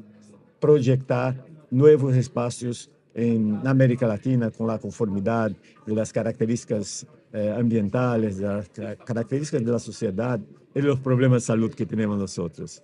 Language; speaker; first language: Spanish; non-native, fluent; Portuguese